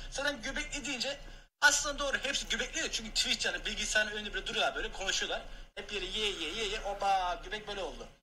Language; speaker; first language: Turkish; early bilingual, heritage; Turkish